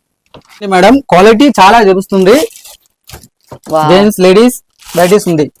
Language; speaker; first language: Telugu; non-native, learner; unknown